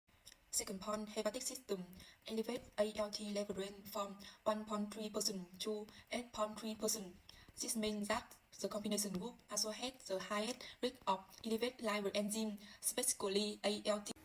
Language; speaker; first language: English; non-native, learner; Vietnamese